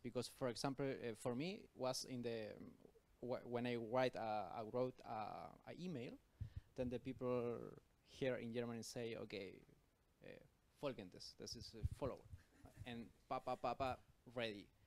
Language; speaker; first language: English; non-native, learner; Spanish